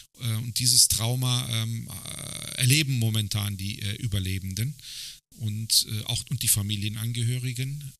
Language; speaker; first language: German; early bilingual, other home language; Turkish